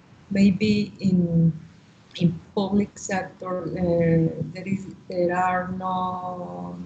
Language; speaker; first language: English; non-native, learner; Spanish